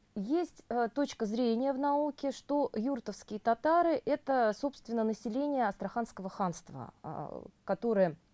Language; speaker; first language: Russian; native; Russian